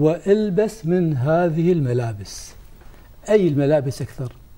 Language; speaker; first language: Arabic; native; Arabic